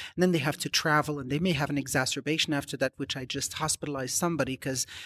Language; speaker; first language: English; non-native, fluent; Arabic